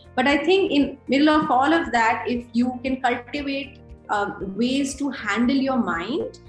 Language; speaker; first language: English; non-native, local second language; Hindi